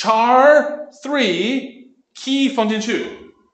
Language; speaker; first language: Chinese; non-native, learner; English